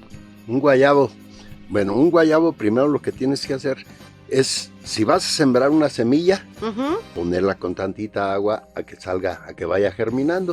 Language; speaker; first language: Spanish; native; Spanish